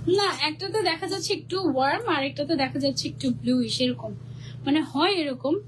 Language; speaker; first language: Bangla; native; Bangla